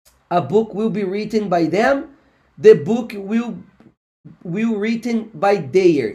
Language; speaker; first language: English; non-native, fluent; Portuguese